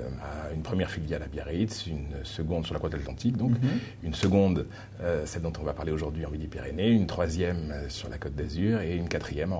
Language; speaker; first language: French; native; French